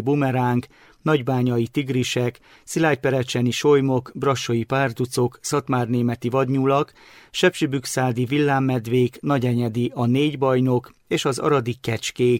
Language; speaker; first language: Hungarian; native; Hungarian